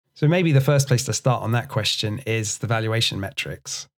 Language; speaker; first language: English; native; English